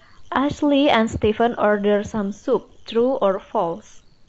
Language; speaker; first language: English; non-native, fluent; Indonesian